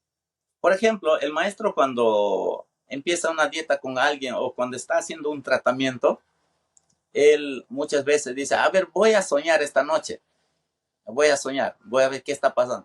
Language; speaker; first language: Spanish; non-native, local second language; Shipibo-Conibo